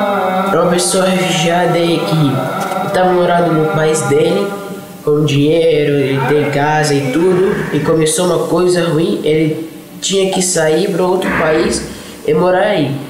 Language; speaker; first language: Portuguese; early bilingual, other home language; Arabic